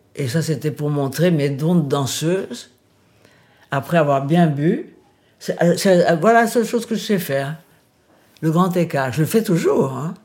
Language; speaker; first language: French; early bilingual, other home language; Portuguese